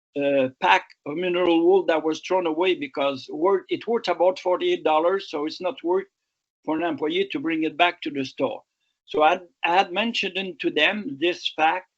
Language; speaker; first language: English; non-native, local second language; French